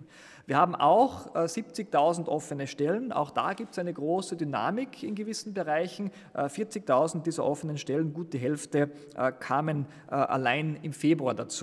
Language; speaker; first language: German; native; German